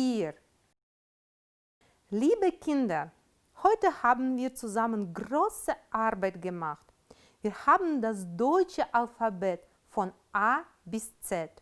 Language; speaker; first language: German; non-native, fluent; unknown